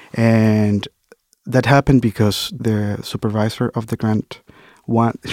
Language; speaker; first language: English; non-native, fluent; Spanish